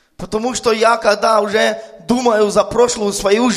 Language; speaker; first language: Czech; non-native, learner; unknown